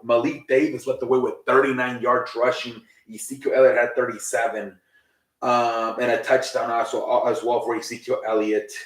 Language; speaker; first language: English; native; English